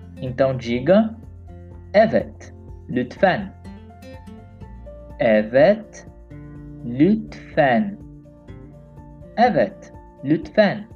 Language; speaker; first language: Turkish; non-native, learner; Portuguese